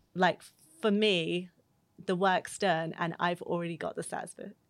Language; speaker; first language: English; native; English